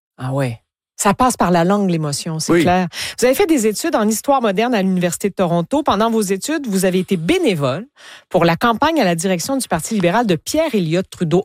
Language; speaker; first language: French; native; French